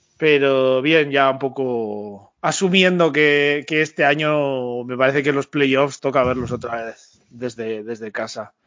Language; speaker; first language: Spanish; native; Spanish